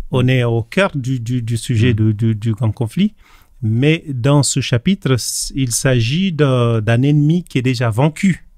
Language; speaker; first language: French; non-native, fluent; Kabuverdianu